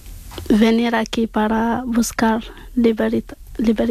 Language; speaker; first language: Spanish; non-native, learner; Arabic